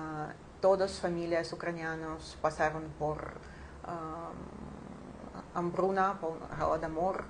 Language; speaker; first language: Spanish; non-native, fluent; Ukrainian